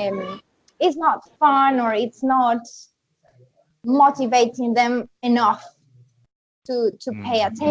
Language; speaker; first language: English; non-native, fluent; Spanish